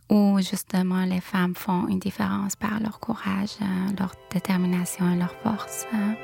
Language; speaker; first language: French; non-native, fluent; Persian